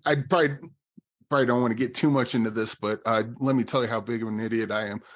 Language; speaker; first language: English; native; English